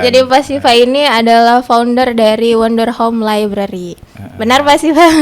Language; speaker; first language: Indonesian; native; Indonesian